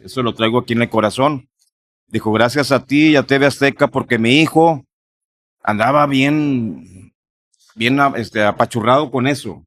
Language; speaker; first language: Spanish; native; Spanish